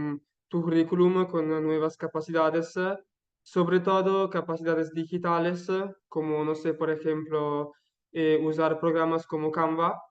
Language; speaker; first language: Spanish; non-native, learner; Italian